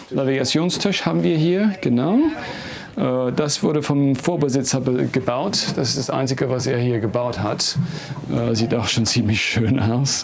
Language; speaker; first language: German; non-native, fluent; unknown